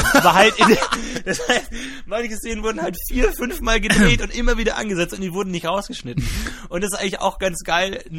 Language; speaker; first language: German; native; German